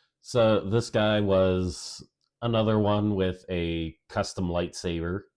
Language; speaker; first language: English; native; English